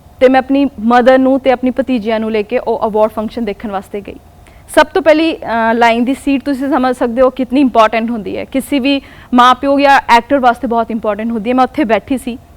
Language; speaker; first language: Punjabi; non-native, local second language; Hindi